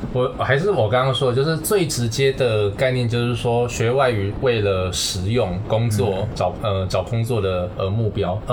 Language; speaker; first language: Chinese; native; Chinese